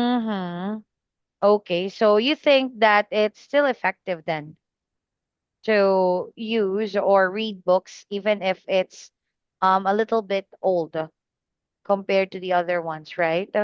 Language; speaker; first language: English; non-native, fluent; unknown